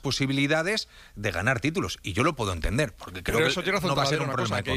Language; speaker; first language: Spanish; native; Spanish